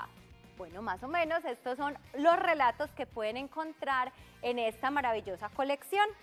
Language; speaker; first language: Spanish; native; Spanish